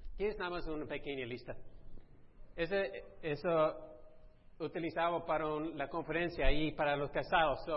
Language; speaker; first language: Spanish; non-native, fluent; English